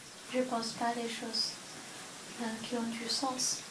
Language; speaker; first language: French; non-native, learner; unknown